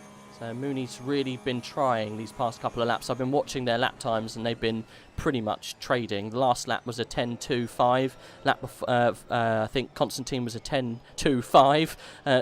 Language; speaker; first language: English; native; English